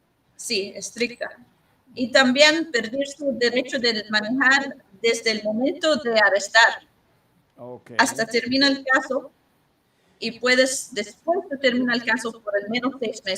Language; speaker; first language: Spanish; non-native, learner; English